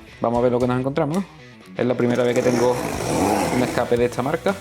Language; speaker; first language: Spanish; native; Spanish